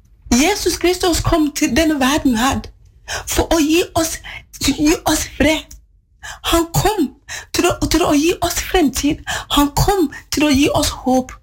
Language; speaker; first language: Swedish; non-native, fluent; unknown